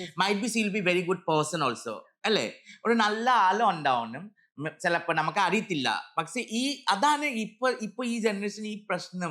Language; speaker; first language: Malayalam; non-native, learner; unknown